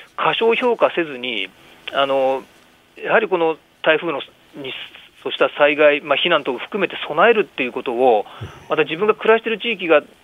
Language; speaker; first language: Japanese; native; Japanese